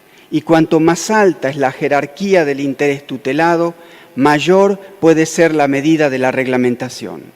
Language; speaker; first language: Spanish; native; Spanish